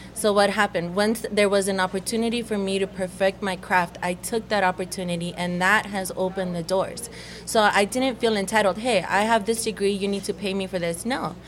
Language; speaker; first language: English; early bilingual, other home language; Spanish